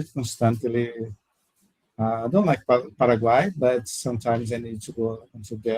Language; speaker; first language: English; non-native, learner; Portuguese